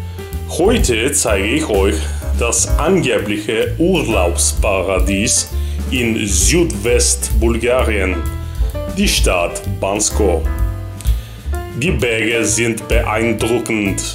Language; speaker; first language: German; non-native, fluent; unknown